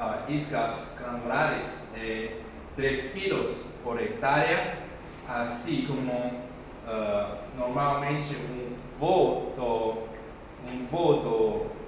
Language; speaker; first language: Portuguese; non-native, fluent; Chinese